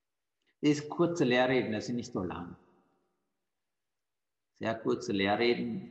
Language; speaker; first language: German; non-native, fluent; Sinhala